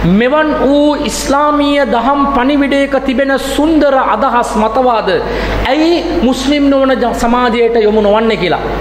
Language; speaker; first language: Sinhala; non-native, local second language; Tamil